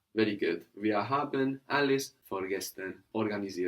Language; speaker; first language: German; non-native, fluent; English